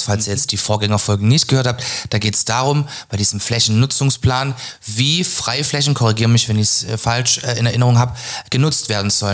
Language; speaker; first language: German; native; German